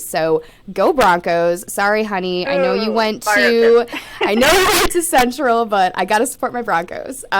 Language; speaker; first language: English; native; English